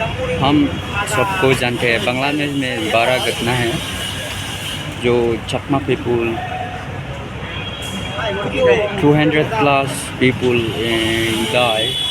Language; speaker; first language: Hindi; non-native, local second language; Chakma